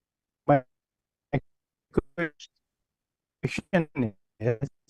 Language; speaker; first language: English; non-native, learner; Indonesian